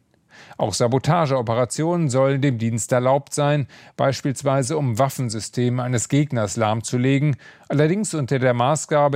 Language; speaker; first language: German; native; German